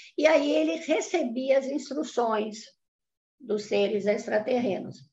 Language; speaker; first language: Portuguese; non-native, fluent; Italian